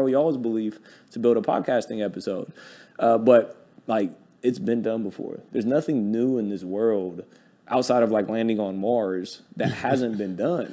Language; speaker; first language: English; native; English